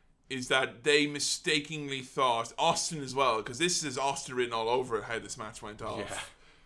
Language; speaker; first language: English; native; English